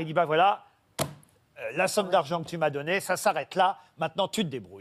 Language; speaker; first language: French; native; French